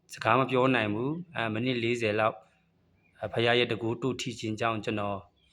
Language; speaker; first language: Burmese; non-native, local second language; Shwe Palaung